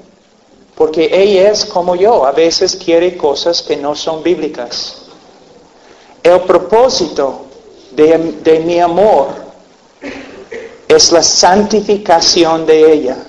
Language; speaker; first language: Spanish; non-native, fluent; English